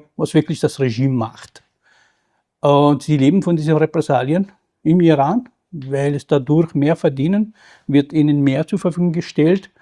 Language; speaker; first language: German; non-native, fluent; Kurdish